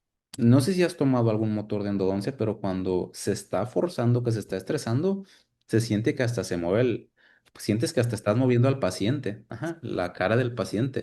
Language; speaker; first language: Spanish; native; Spanish